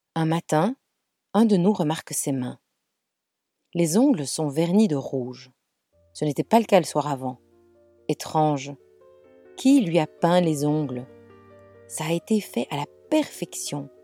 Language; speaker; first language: French; native; French